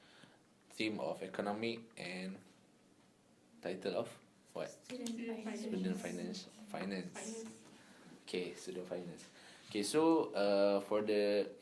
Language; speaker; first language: English; non-native, local second language; Malay